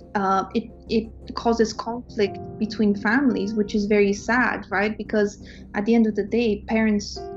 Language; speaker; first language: English; non-native, fluent; Romanian